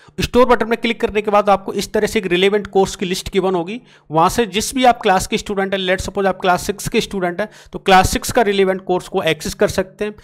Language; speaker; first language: Hindi; native; Hindi